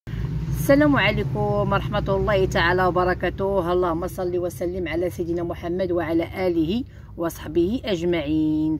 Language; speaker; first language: Arabic; native; Arabic